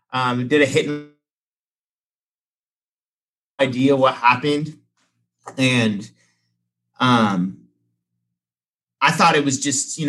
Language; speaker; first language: English; native; English